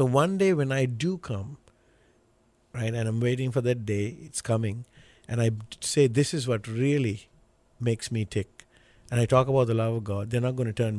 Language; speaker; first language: English; non-native, local second language; Sinhala